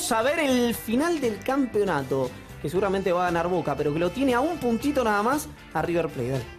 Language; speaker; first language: Spanish; native; Spanish